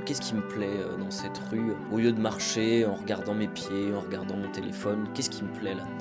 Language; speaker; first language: French; native; French